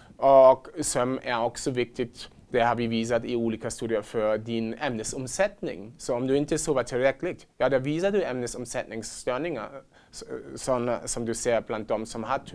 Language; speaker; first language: Swedish; non-native, learner; German